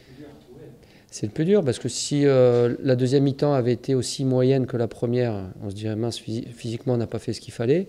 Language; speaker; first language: French; native; French